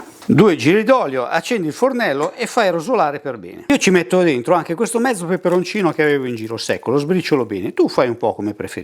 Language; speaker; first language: Italian; native; Italian